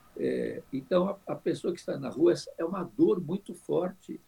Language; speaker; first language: Portuguese; native; Portuguese